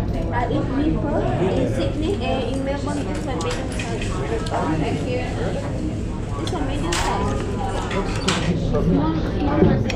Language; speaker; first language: English; non-native, learner; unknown